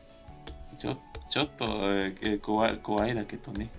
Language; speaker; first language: Japanese; non-native, learner; Spanish